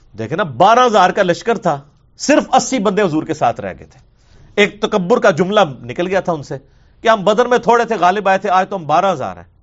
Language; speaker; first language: Urdu; non-native, local second language; Punjabi